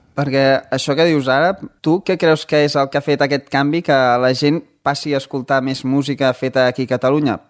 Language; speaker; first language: Catalan; native; Catalan